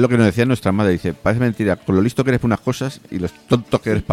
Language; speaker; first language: Spanish; native; Spanish